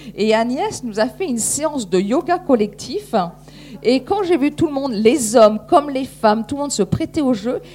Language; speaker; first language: French; native; French